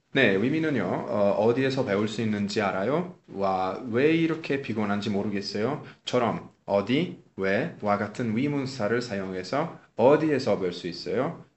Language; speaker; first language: Korean; non-native, fluent; Italian